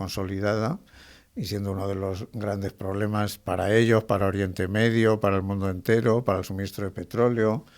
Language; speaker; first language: Spanish; native; Spanish